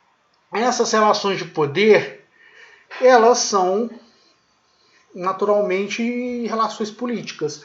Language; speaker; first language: Portuguese; native; Portuguese